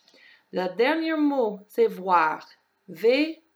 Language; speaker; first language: French; non-native, fluent; English